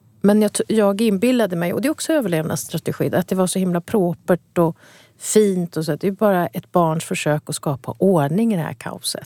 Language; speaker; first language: Swedish; early bilingual, other home language; Kurdish